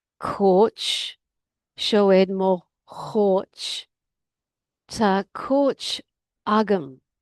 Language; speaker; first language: Irish; non-native, learner; English